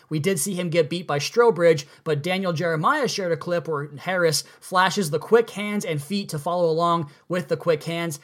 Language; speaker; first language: English; native; English